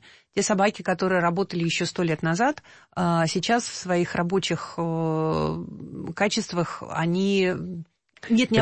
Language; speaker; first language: Russian; native; Russian